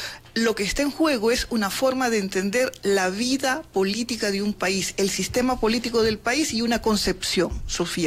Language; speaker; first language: Spanish; native; Spanish